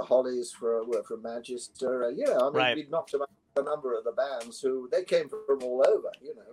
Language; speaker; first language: English; native; English